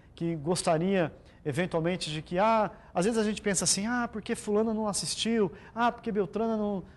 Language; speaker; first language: Portuguese; native; Portuguese